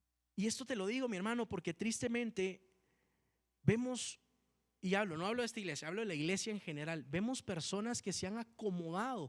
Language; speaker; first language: Spanish; native; Spanish